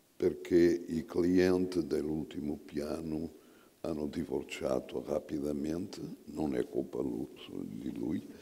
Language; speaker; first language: Italian; non-native, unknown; Portuguese